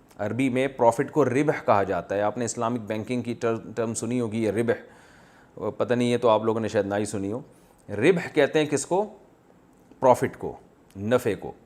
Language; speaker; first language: Urdu; native; Urdu